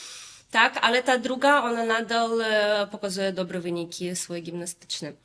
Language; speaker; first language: Polish; non-native, fluent; Russian